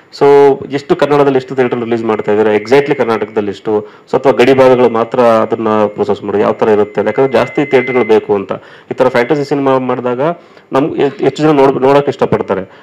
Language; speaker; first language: Kannada; native; Kannada